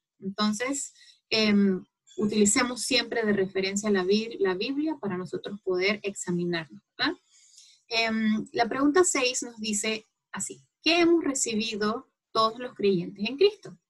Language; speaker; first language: Spanish; native; Spanish